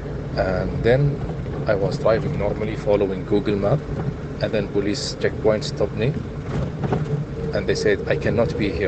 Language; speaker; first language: English; non-native, fluent; Arabic